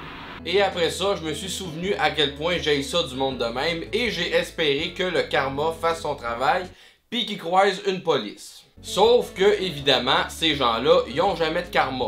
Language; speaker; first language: French; native; French